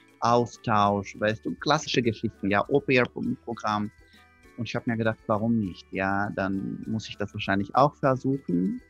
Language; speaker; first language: German; non-native, fluent; Russian